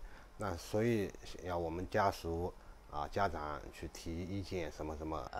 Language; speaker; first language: Chinese; native; Chinese